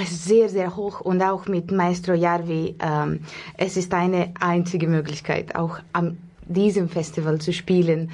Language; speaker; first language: German; non-native, learner; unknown